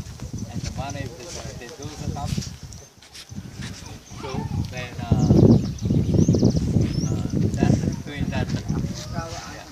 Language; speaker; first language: Dutch; non-native, local second language; Javanese